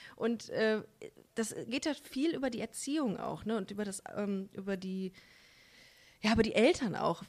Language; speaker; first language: German; native; German